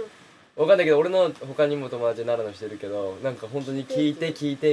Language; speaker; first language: Japanese; native; Japanese